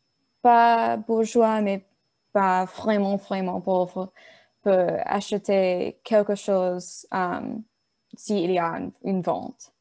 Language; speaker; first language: French; non-native, learner; English